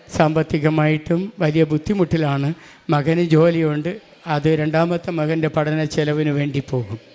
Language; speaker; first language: Malayalam; non-native, local second language; Tamil